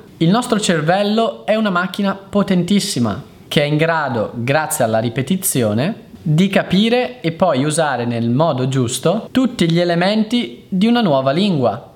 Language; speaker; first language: Italian; native; Italian